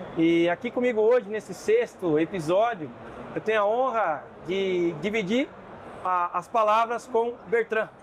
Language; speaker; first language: Portuguese; native; Portuguese